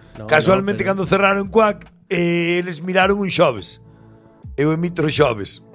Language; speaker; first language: Galician; native; Galician